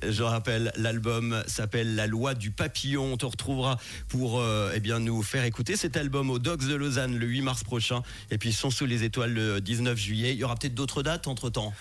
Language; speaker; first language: French; native; French